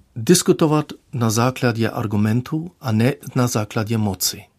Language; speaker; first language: Czech; non-native, fluent; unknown